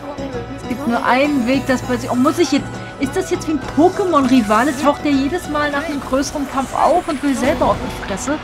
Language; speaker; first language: German; native; German